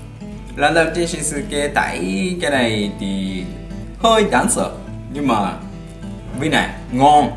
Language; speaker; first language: Vietnamese; non-native, learner; Japanese